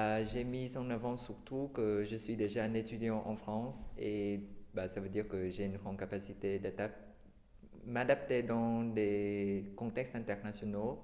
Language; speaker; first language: French; non-native, fluent; Chinese